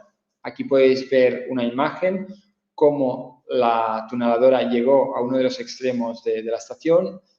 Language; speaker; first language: Spanish; native; Spanish